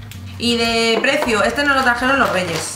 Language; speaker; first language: Spanish; native; Spanish